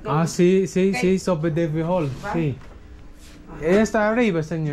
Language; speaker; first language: Spanish; non-native, learner; English